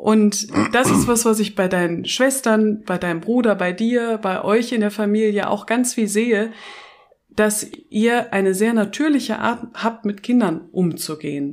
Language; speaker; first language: German; native; German